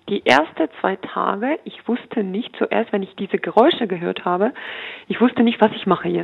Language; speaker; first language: German; non-native, fluent; Ukrainian